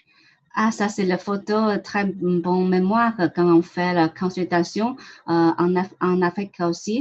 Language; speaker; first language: French; non-native, learner; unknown